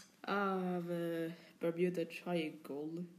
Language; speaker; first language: Swedish; non-native, learner; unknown